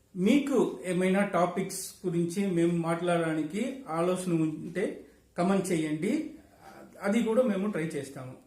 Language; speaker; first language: Telugu; non-native, learner; Tamil